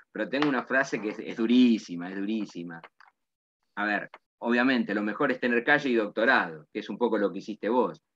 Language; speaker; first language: Spanish; native; Spanish